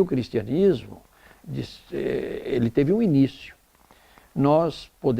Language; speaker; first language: Portuguese; native; Portuguese